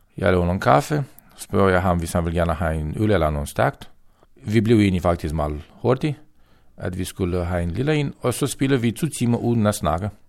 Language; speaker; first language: Danish; non-native, fluent; Romanian